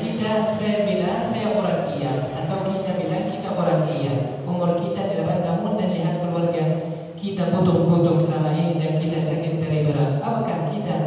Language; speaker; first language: Indonesian; non-native, learner; Arabic